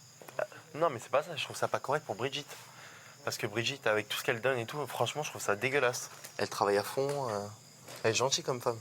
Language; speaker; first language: French; native; French